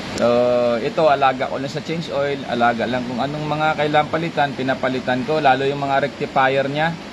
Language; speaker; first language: Filipino; non-native, local second language; Hiligaynon